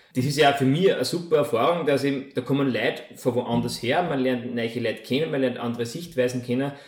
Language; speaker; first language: German; native; German